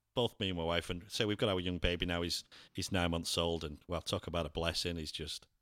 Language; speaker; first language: English; native; English